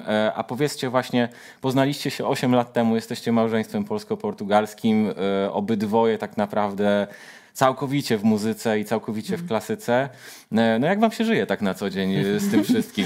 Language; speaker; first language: Polish; native; Polish